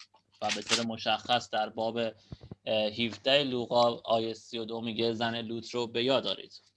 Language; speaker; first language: Persian; native; Persian